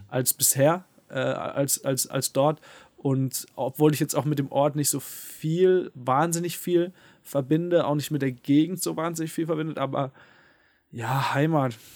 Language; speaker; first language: German; native; German